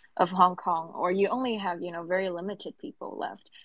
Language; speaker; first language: English; non-native, local second language; Cantonese